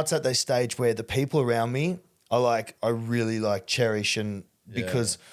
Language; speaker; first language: English; native; English